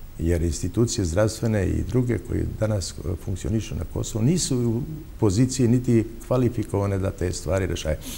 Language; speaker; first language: Bosnian; non-native, local second language; Albanian